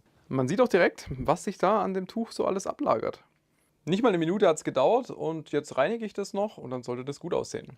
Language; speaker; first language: German; native; German